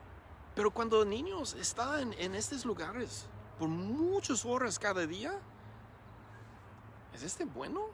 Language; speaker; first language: Spanish; non-native, learner; English